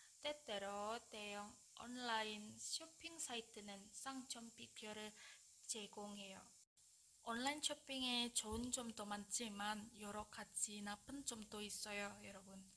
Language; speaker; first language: Korean; non-native, learner; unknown